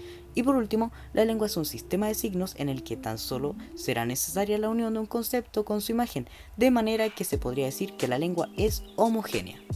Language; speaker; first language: Spanish; native; Spanish